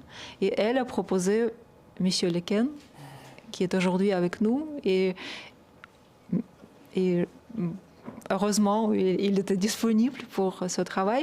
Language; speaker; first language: French; non-native, fluent; Russian